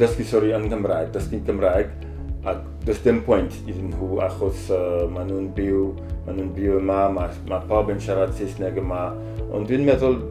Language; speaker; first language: Welsh; non-native, learner; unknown